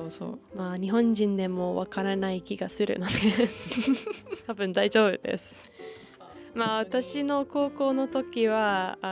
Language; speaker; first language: Japanese; non-native, fluent; English